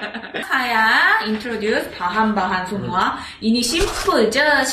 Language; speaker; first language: Indonesian; non-native, learner; Korean